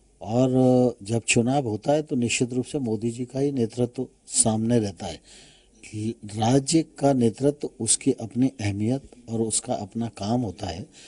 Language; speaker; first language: Hindi; native; Hindi